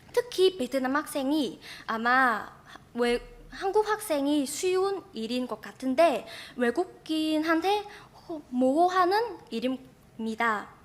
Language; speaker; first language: Korean; non-native, fluent; Vietnamese